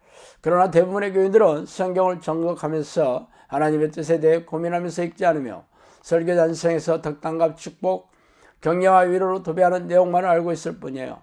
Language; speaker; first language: Korean; native; Korean